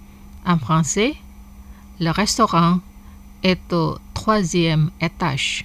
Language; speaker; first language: French; non-native, fluent; Indonesian